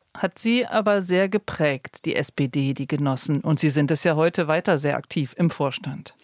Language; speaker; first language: German; native; German